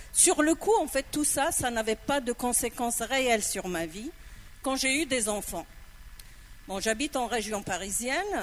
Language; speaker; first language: French; non-native, local second language; Arabic